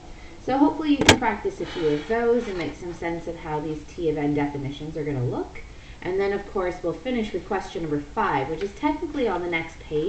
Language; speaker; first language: English; native; English